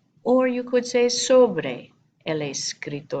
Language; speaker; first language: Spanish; non-native, fluent; English